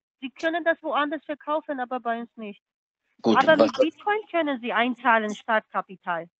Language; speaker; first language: German; non-native, fluent; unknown